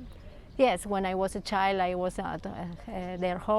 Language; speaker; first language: English; non-native, learner; Spanish